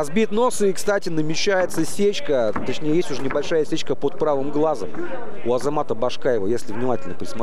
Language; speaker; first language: Russian; native; Russian